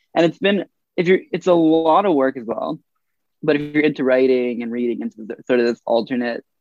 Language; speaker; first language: English; native; English